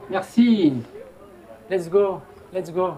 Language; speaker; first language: English; non-native, fluent; French